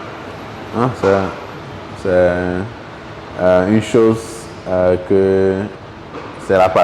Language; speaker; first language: French; non-native, local second language; Ewe